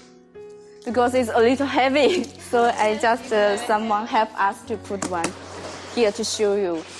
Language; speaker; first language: English; non-native, learner; Chinese